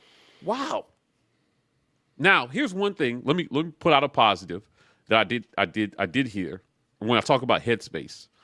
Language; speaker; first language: English; native; English